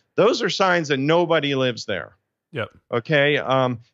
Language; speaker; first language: English; native; English